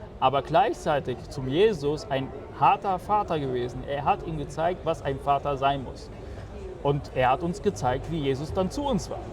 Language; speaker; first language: German; early bilingual, other home language; Polish